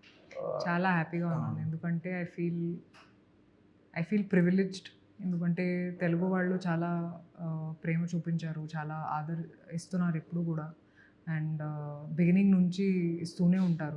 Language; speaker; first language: Telugu; non-native, local second language; Hindi